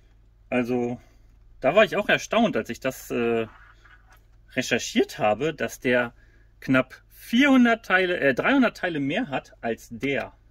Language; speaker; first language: German; native; German